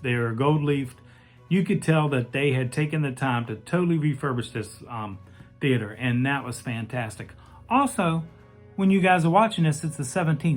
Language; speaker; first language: English; native; English